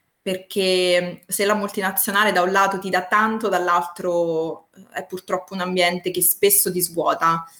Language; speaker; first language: Italian; native; Italian